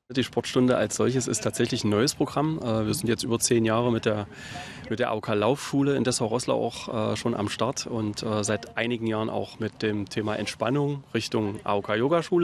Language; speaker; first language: German; native; German